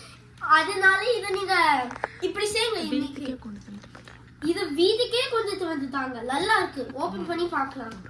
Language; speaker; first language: Tamil; early bilingual, heritage; Tamil